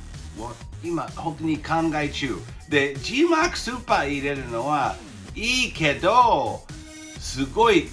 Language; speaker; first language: Japanese; non-native, fluent; English